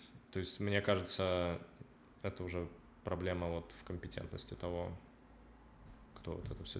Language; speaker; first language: Russian; native; Russian